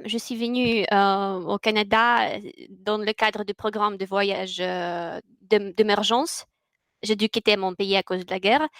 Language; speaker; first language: French; non-native, fluent; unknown